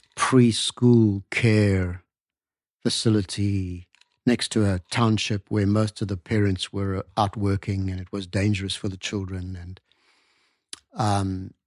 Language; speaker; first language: English; native; English